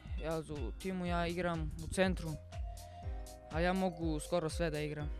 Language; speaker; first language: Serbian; early bilingual, heritage; Bosnian